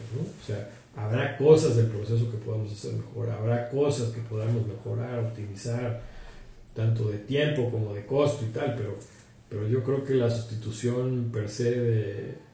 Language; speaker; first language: Spanish; native; Spanish